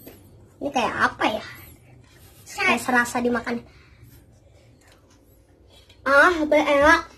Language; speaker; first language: Indonesian; native; Indonesian